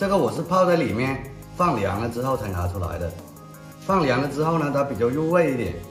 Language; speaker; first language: Chinese; native; Chinese